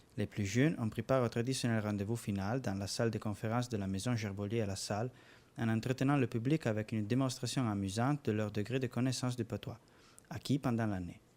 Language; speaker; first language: French; non-native, local second language; Italian